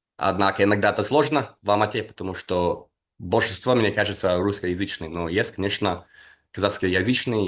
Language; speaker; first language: Russian; non-native, fluent; English